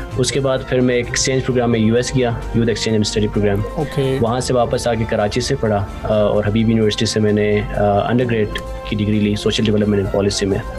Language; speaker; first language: Urdu; non-native, local second language; Khowar